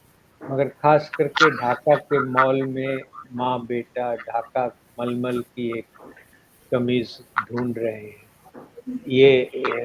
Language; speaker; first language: Hindi; non-native, local second language; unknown